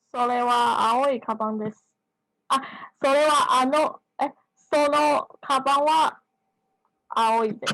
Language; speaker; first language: Japanese; non-native, learner; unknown